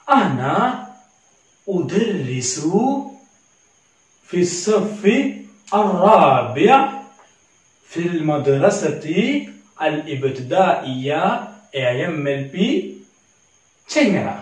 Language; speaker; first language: Arabic; non-native, learner; Malayalam